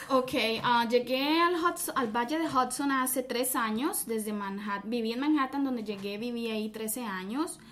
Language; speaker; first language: Spanish; native; Spanish